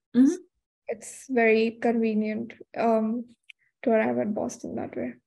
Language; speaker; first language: English; non-native, local second language; Hindi